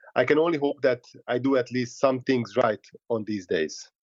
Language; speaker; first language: English; non-native, fluent; Hungarian